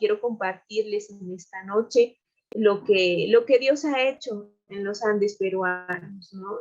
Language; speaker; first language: Spanish; native; Spanish